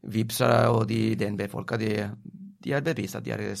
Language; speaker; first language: Norwegian; non-native, fluent; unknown